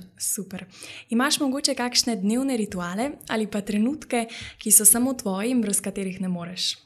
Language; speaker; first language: Slovenian; native; Slovenian